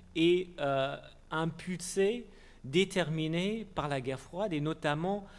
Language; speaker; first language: French; non-native, fluent; German